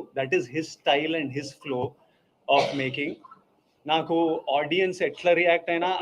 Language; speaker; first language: Telugu; native; Telugu